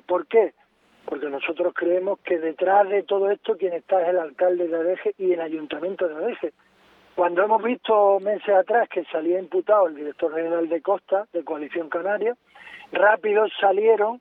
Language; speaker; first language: Spanish; native; Spanish